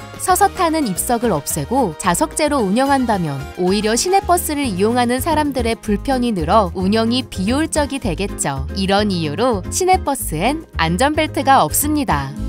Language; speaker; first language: Korean; native; Korean